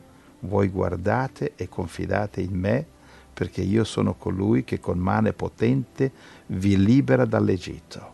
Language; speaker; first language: Italian; native; Italian